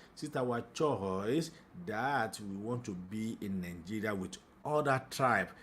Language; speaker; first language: English; non-native, local second language; Yoruba